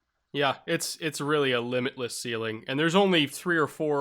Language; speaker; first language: English; native; English